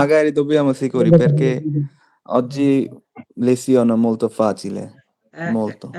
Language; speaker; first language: Italian; non-native, learner; Bangla